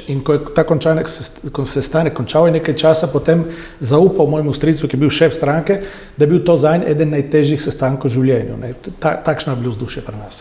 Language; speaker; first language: Slovenian; native; Slovenian